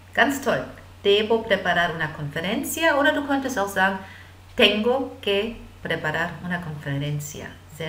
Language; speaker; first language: Spanish; non-native, fluent; German